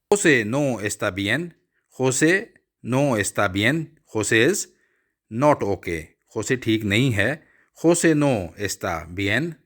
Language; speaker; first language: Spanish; non-native, fluent; Urdu